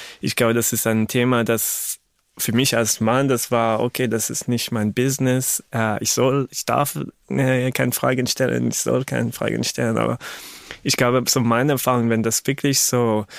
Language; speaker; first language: German; non-native, fluent; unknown